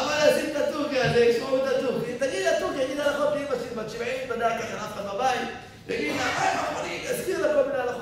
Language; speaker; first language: Hebrew; native; Hebrew